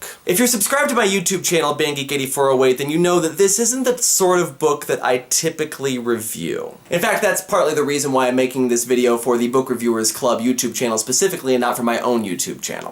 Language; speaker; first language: English; native; English